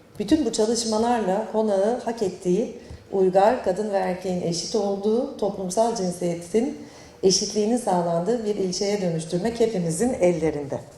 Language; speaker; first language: Turkish; native; Turkish